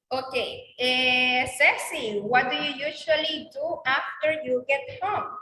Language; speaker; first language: English; non-native, learner; Spanish